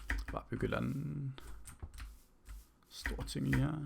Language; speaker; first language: Danish; native; Danish